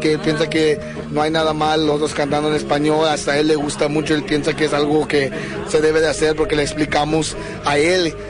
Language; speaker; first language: Spanish; early bilingual, heritage; English